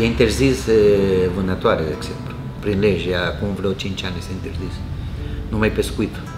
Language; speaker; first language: Romanian; non-native, fluent; Spanish